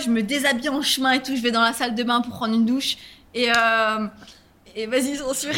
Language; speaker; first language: French; native; French